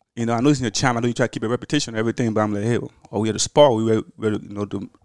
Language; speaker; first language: English; early bilingual, other home language; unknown